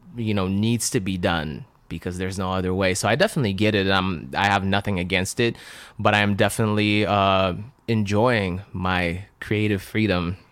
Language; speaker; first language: English; non-native, fluent; Russian